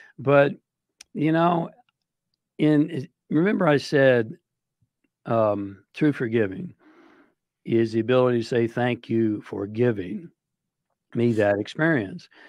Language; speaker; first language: English; native; English